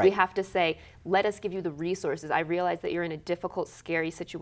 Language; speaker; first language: English; native; English